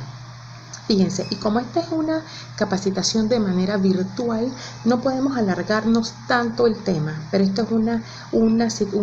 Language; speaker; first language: Spanish; native; Spanish